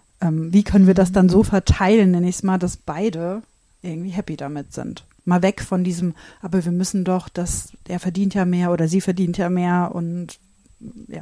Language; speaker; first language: German; native; German